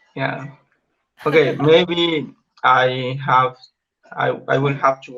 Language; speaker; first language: English; non-native, learner; Spanish